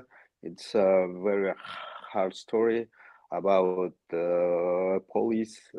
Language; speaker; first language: English; non-native, learner; Yakut